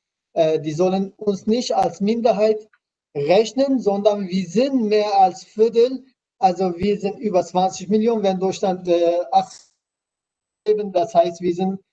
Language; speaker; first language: German; non-native, learner; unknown